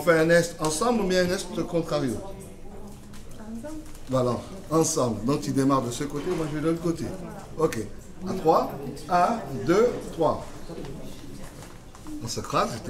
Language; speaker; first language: French; native; French